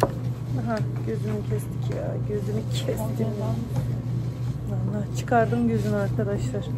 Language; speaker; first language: Turkish; native; Turkish